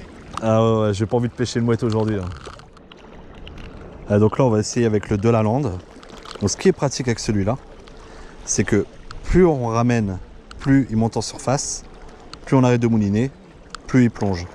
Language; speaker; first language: French; native; French